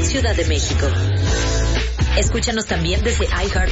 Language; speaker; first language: Spanish; native; Spanish